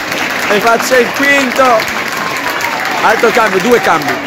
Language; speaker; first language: Italian; native; Italian